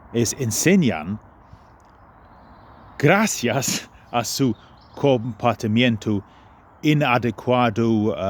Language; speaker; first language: Spanish; non-native, fluent; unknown